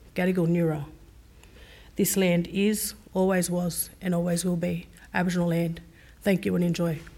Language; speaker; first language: English; native; English